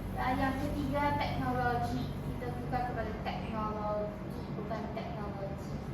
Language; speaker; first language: Malay; non-native, local second language; Chinese